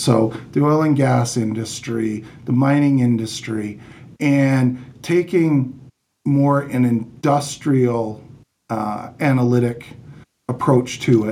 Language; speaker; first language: English; native; English